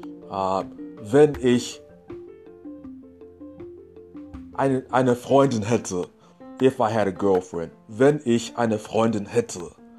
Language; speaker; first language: German; non-native, fluent; English